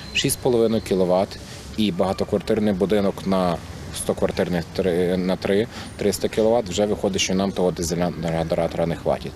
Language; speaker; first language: Ukrainian; native; Ukrainian